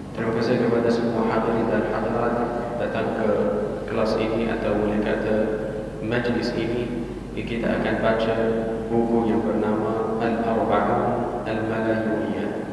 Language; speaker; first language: Malay; non-native, fluent; Arabic